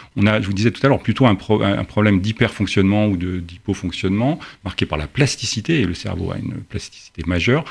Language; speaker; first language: French; native; French